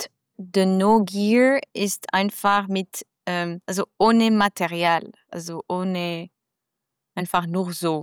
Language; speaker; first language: German; non-native, fluent; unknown